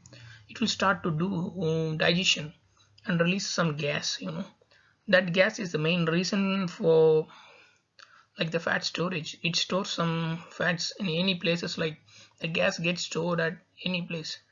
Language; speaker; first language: English; non-native, local second language; Tamil